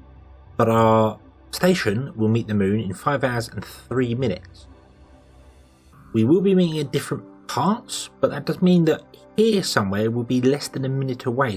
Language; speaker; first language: English; native; English